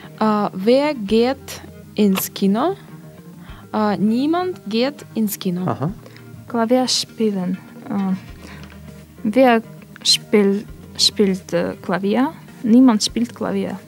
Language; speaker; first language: German; non-native, learner; Russian